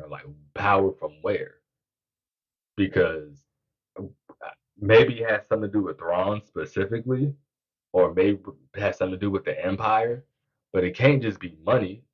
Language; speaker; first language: English; native; English